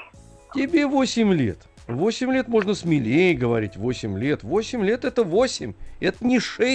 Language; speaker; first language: Russian; native; Russian